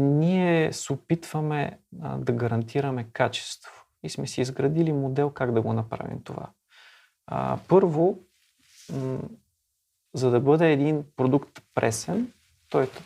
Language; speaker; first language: Bulgarian; native; Bulgarian